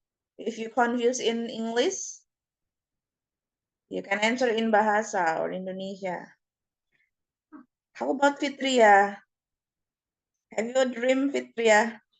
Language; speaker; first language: English; non-native, fluent; Indonesian